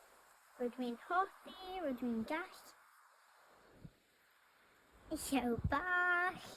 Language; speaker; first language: Welsh; non-native, local second language; English